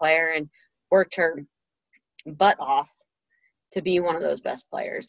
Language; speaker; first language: English; native; English